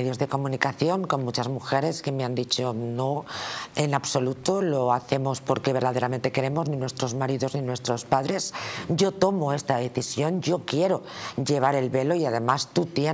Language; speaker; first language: Spanish; native; Spanish